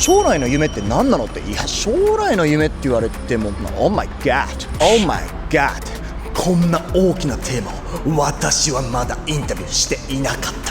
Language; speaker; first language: Japanese; native; Japanese